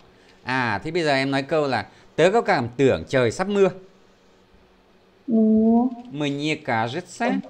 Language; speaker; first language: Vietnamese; native; Vietnamese